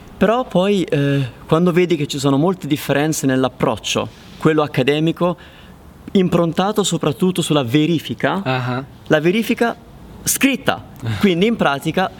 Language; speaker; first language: Italian; native; Italian